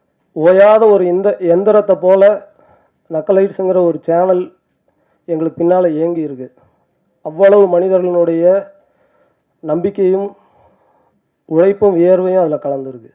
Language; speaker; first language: Tamil; native; Tamil